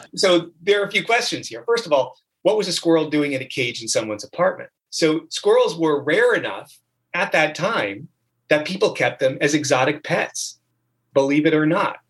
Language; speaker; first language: English; native; English